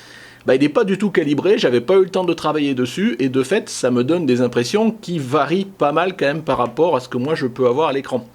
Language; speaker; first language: French; native; French